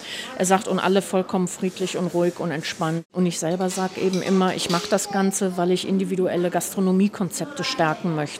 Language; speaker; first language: German; native; German